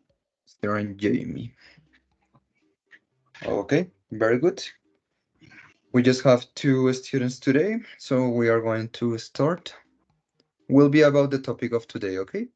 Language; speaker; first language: English; non-native, fluent; Spanish